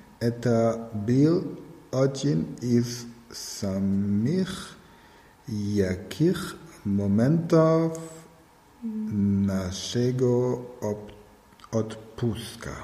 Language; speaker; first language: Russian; non-native, learner; German